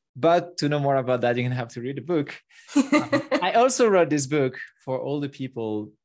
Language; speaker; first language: English; non-native, fluent; French